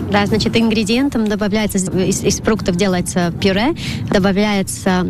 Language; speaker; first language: Russian; non-native, local second language; Latvian